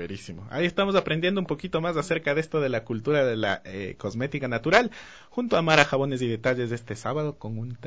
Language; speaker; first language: Spanish; native; Spanish